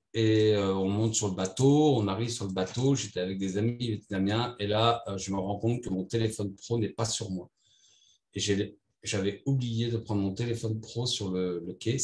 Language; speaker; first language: French; native; French